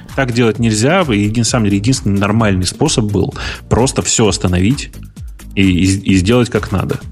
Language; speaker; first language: Russian; native; Russian